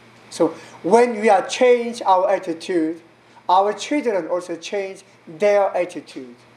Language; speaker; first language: English; non-native, learner; Korean